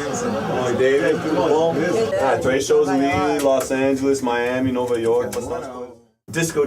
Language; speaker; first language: Portuguese; non-native, learner; English